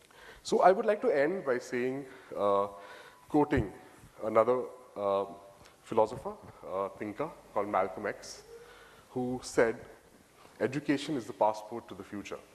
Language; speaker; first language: English; non-native, local second language; Bangla